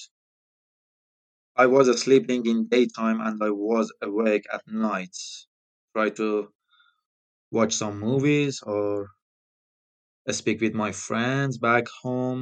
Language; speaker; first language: English; non-native, fluent; Persian